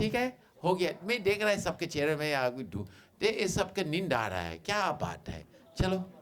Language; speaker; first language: Hindi; non-native, fluent; English